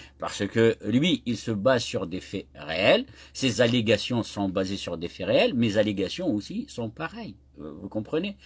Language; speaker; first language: French; non-native, local second language; Kabyle